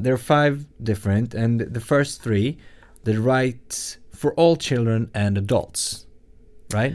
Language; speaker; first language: English; non-native, fluent; Swedish